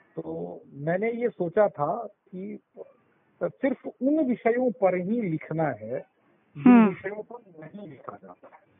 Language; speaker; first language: Hindi; native; Hindi